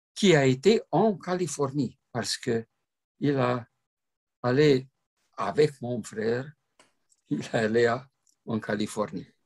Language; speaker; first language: French; non-native, fluent; Romanian